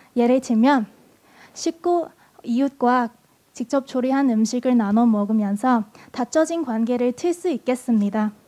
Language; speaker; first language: Korean; non-native, fluent; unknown